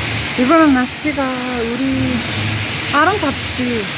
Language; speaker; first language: Korean; non-native, learner; Mongolian